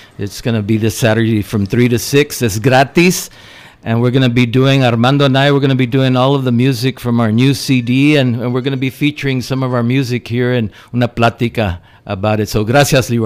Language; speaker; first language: English; early bilingual, other home language; Spanish